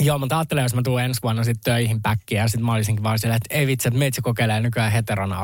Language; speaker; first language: Finnish; native; Finnish